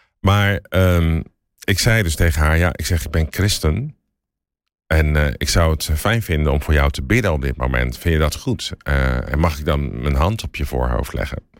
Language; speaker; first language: Dutch; native; Dutch